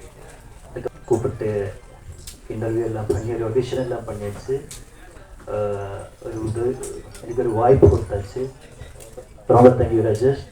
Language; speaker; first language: Tamil; non-native, learner; Malayalam